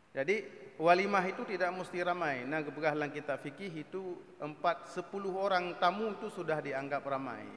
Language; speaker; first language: Malay; non-native, local second language; Achinese